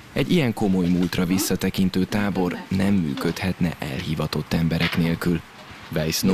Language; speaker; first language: Hungarian; native; Hungarian